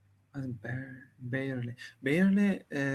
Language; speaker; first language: English; non-native, learner; Turkish